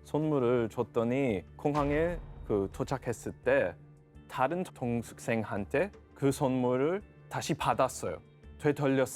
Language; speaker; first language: Korean; non-native, fluent; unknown